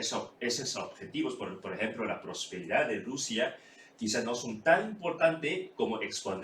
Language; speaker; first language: Spanish; non-native, fluent; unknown